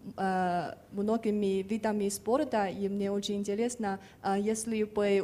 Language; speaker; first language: Russian; non-native, fluent; Chinese